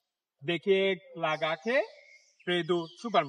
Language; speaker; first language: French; non-native, learner; Bangla